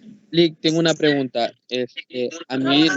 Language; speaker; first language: Spanish; native; Spanish